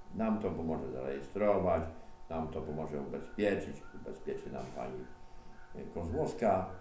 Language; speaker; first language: Polish; native; Polish